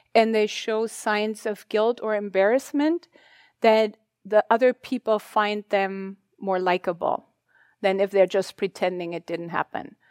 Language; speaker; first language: English; non-native, fluent; German